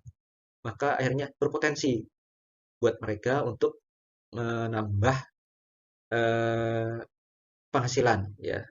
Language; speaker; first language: Indonesian; native; Indonesian